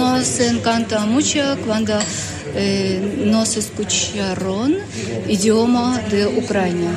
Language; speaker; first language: Spanish; non-native, learner; Ukrainian